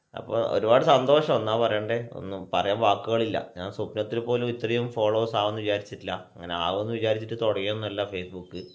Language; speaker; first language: Malayalam; native; Malayalam